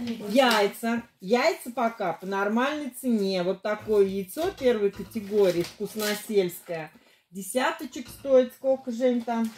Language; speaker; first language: Russian; native; Russian